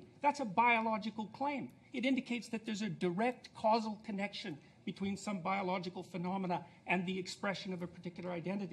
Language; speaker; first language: English; native; English